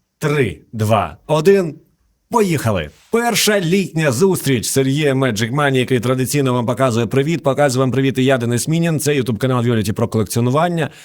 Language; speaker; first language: Ukrainian; native; Ukrainian